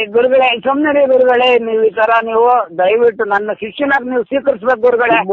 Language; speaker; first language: Kannada; native; Kannada